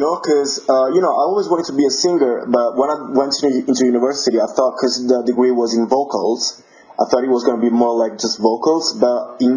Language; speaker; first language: English; non-native, fluent; Italian